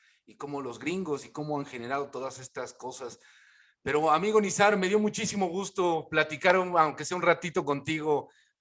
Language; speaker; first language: Spanish; native; Spanish